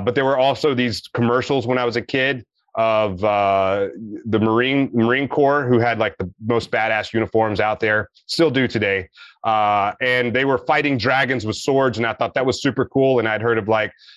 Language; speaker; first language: English; native; English